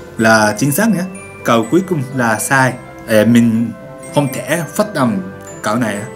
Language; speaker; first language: Vietnamese; non-native, learner; Japanese